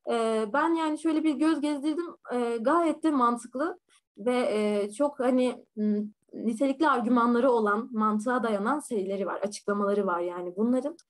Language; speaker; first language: Turkish; native; Turkish